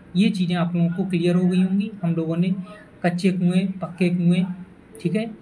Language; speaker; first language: Hindi; native; Hindi